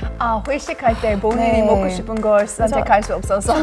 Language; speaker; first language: Korean; non-native, learner; English